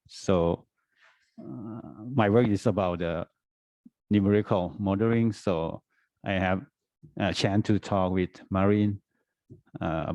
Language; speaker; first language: English; non-native, fluent; Thai